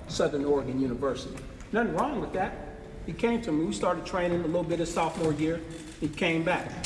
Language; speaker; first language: English; native; English